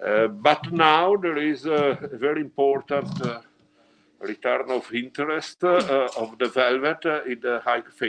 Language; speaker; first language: English; non-native, learner; Italian